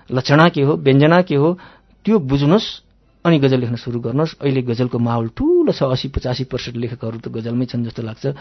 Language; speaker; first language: Nepali; native; Nepali